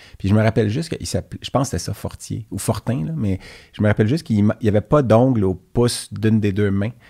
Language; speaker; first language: French; native; French